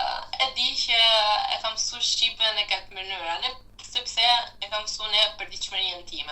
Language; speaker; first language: Albanian; non-native, fluent; Italian